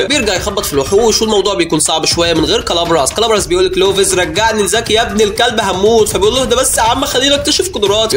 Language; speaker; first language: Arabic; native; Arabic